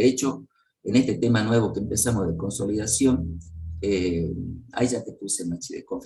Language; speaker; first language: Spanish; native; Spanish